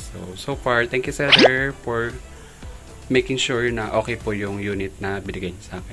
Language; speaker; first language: Filipino; native; Filipino